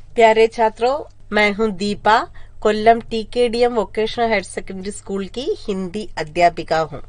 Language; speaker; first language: Hindi; non-native, local second language; Malayalam